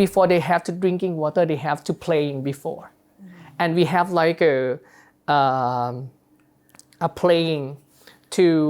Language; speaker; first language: English; non-native, learner; Thai